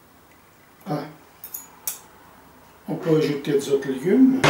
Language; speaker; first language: French; non-native, fluent; Portuguese